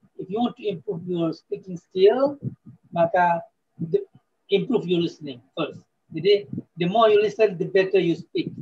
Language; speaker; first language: English; non-native, fluent; Indonesian